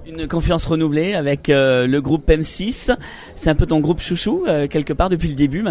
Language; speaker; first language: French; native; French